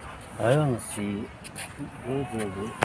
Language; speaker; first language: English; non-native, learner; Japanese